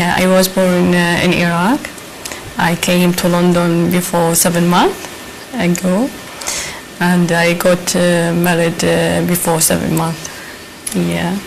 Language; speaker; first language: English; non-native, learner; Arabic